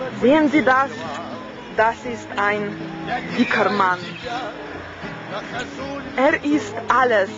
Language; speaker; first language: German; non-native, learner; Slovenian